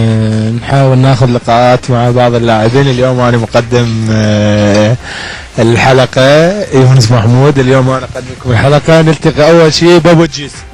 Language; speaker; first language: Arabic; native; Arabic